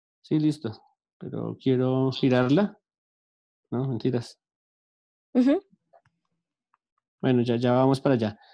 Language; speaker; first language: Spanish; native; Spanish